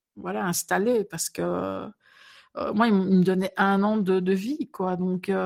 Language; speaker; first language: French; native; French